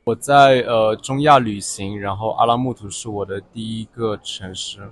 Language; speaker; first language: Chinese; non-native, fluent; Japanese